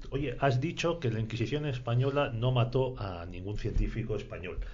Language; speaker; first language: Spanish; native; Spanish